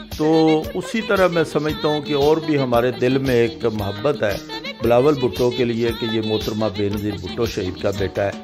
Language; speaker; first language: Urdu; non-native, local second language; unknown